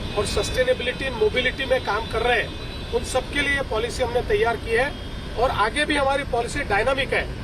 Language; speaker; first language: Hindi; non-native, local second language; Marathi